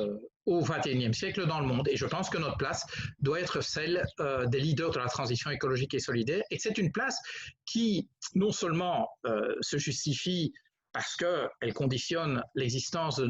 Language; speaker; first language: French; native; French